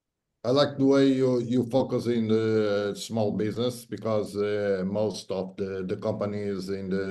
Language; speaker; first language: English; non-native, fluent; Portuguese